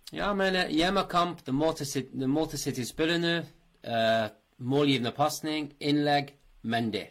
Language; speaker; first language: Norwegian; non-native, fluent; English